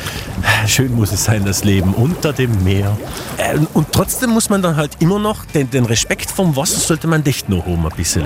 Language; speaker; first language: German; native; German